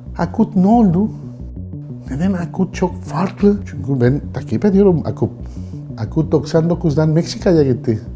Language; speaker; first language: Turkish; non-native, learner; Spanish